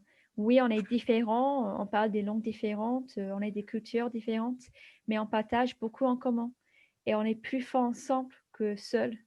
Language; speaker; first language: French; non-native, fluent; English